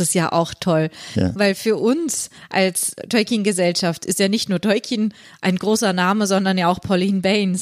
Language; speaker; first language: German; native; German